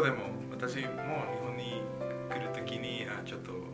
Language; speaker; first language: Japanese; non-native, learner; Spanish